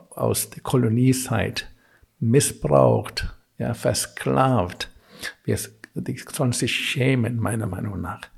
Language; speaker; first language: German; non-native, fluent; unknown